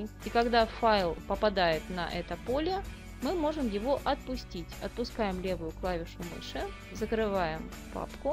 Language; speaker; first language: Russian; native; Russian